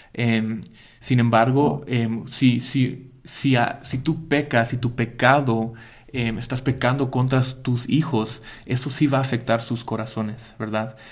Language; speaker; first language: Spanish; early bilingual, heritage; Spanish